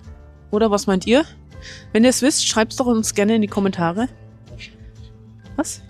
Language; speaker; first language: German; native; German